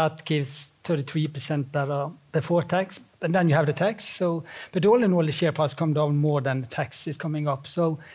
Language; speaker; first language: English; non-native, fluent; Norwegian